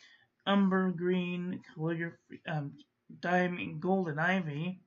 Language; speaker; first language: English; native; English